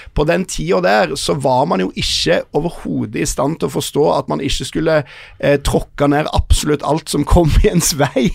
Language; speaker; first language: Norwegian; native; Norwegian